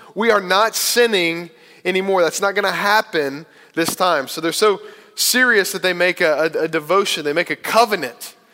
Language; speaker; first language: English; native; English